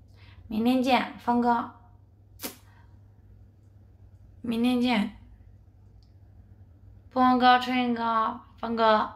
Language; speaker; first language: Chinese; native; Chinese